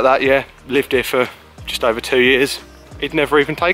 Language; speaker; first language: English; native; English